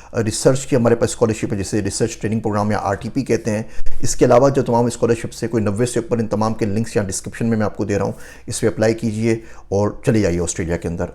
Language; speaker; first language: Urdu; native; Urdu